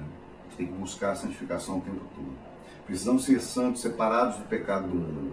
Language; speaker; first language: Portuguese; native; Portuguese